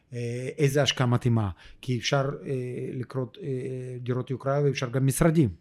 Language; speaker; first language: Hebrew; non-native, fluent; Ukrainian